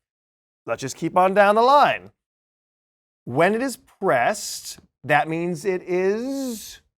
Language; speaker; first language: English; native; English